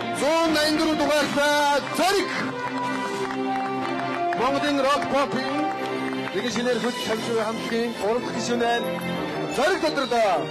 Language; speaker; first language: Mongolian; native; Mongolian